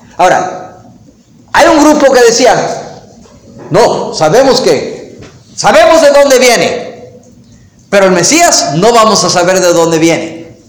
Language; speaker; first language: Spanish; non-native, fluent; English